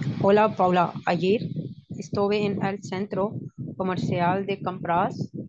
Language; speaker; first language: Spanish; non-native, learner; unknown